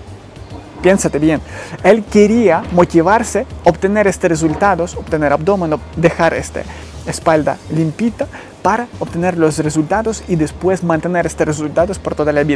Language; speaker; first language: Spanish; non-native, fluent; Ukrainian